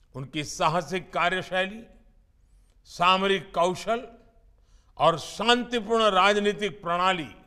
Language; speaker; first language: Hindi; non-native, local second language; Gujarati